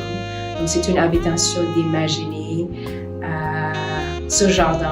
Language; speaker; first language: French; non-native, fluent; Filipino